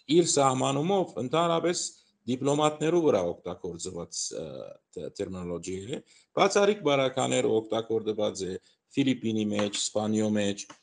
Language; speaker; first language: Armenian; early bilingual, heritage; Armenian